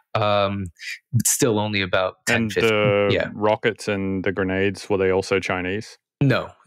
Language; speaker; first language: English; native; English